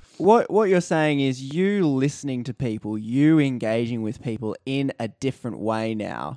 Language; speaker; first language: English; native; English